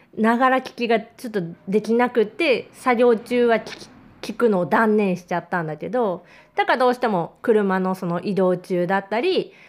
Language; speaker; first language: Japanese; native; Japanese